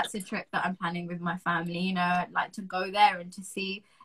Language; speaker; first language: English; native; English